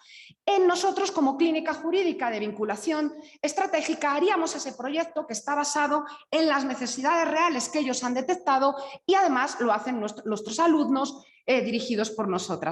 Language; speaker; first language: Spanish; native; Spanish